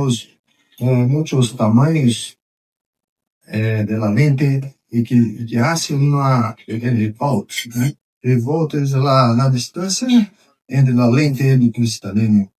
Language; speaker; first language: Spanish; non-native, fluent; Portuguese